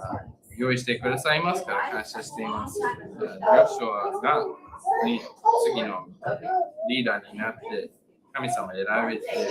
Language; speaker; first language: Japanese; non-native, learner; English